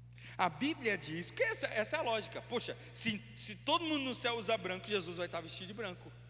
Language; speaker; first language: Portuguese; native; Portuguese